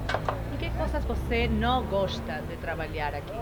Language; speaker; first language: Portuguese; non-native, fluent; Spanish